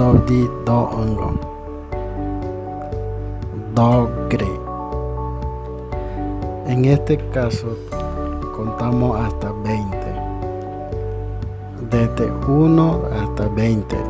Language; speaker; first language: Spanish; non-native, local second language; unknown